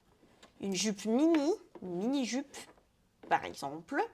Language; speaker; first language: French; non-native, fluent; Russian